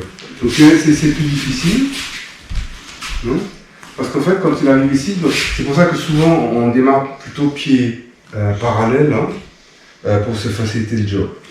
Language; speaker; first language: French; native; French